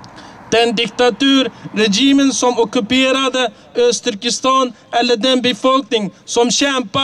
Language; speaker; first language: Swedish; non-native, fluent; Uyghur